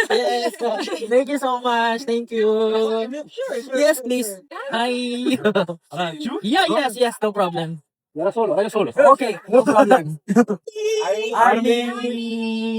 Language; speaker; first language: English; non-native, local second language; Filipino